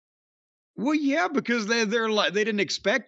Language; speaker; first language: English; native; English